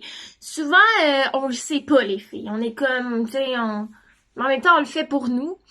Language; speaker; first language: French; native; French